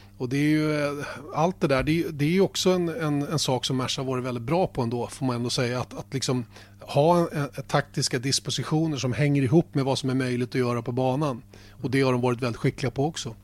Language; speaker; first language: Swedish; native; Swedish